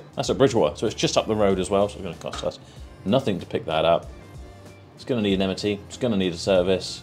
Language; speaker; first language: English; native; English